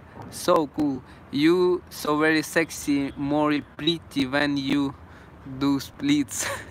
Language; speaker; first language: English; non-native, learner; Russian